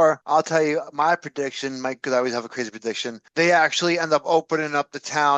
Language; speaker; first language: English; native; English